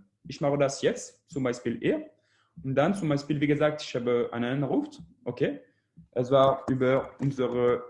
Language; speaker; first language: German; non-native, learner; French